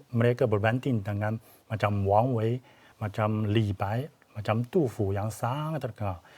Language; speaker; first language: Malay; non-native, fluent; Chinese